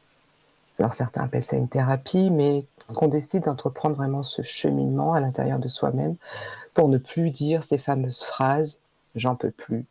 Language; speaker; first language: French; native; French